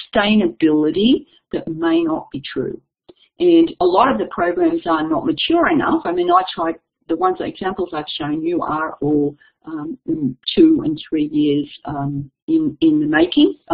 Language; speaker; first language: English; native; English